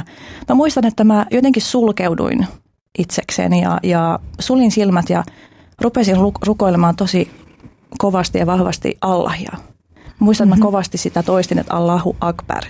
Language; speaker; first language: Finnish; early bilingual, other home language; Albanian